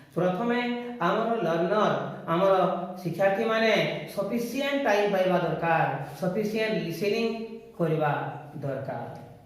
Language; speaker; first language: Odia; native; Odia